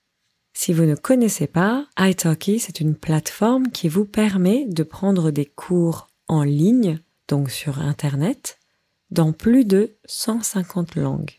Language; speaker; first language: French; native; French